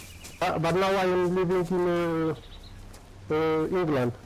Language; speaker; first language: English; non-native, learner; Romanian